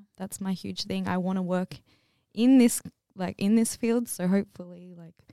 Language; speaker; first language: English; native; English